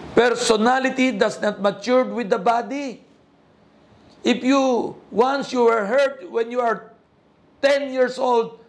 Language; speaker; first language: English; non-native, local second language; Filipino